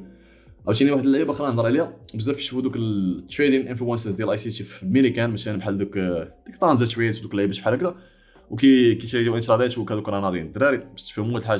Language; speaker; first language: Arabic; native; Arabic